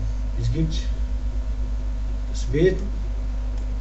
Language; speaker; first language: German; non-native, learner; Arabic